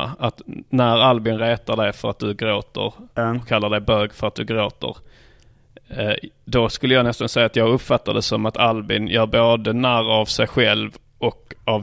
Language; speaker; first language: Swedish; native; Swedish